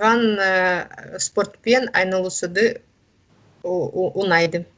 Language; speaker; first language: Kazakh; non-native, learner; Russian